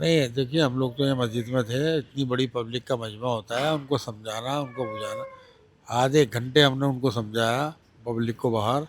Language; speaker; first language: Hindi; native; Hindi